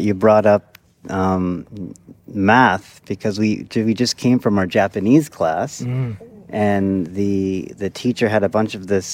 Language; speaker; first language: English; native; English